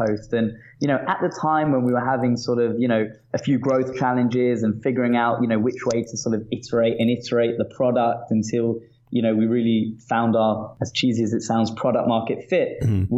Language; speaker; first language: English; native; English